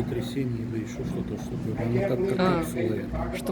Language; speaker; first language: Russian; early bilingual, heritage; Russian